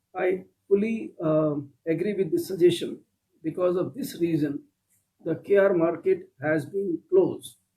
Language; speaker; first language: English; non-native, local second language; Kannada